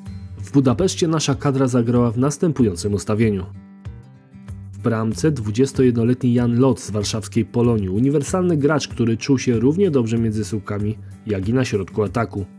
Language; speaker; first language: Polish; native; Polish